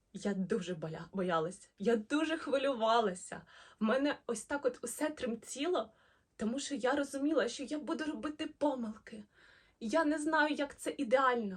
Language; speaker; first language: Ukrainian; non-native, local second language; Russian